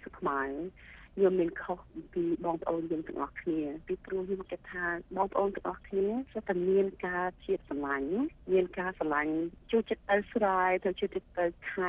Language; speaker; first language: Khmer; early bilingual, heritage; Khmer